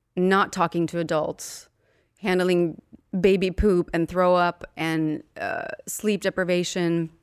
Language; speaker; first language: English; non-native, fluent; Swedish